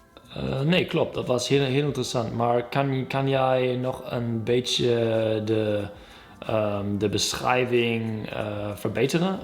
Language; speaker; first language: Dutch; non-native, learner; German